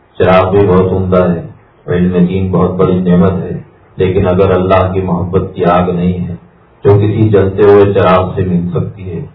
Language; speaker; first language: Urdu; native; Urdu